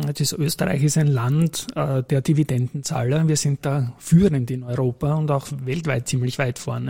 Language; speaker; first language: German; native; German